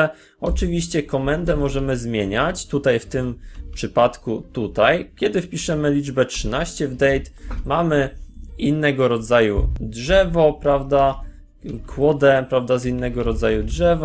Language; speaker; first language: Polish; native; Polish